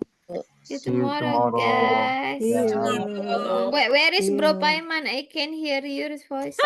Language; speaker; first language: English; non-native, learner; Indonesian